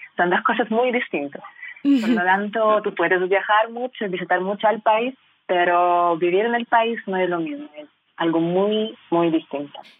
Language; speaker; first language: Spanish; non-native, fluent; Russian